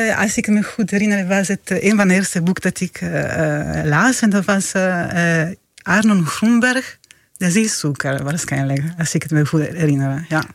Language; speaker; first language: Dutch; non-native, fluent; Italian